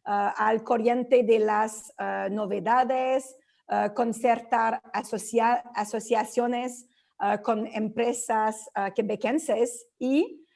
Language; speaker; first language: Spanish; non-native, fluent; French